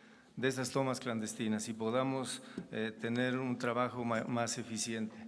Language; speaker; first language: Spanish; native; Spanish